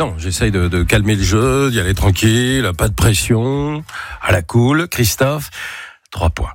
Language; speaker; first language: French; native; French